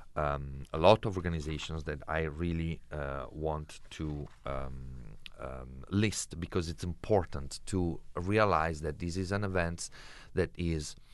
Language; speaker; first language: English; non-native, fluent; Italian